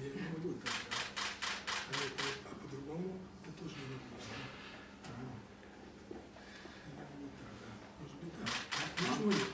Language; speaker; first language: Russian; non-native, learner; Serbian